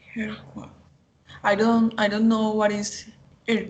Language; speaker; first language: English; non-native, learner; Spanish